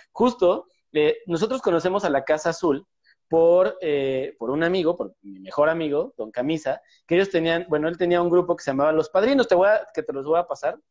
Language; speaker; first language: Spanish; native; Spanish